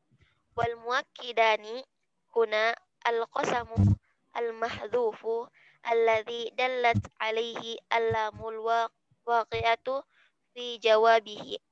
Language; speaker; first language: Arabic; non-native, learner; Indonesian